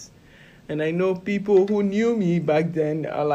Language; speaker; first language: English; non-native, local second language; Ewe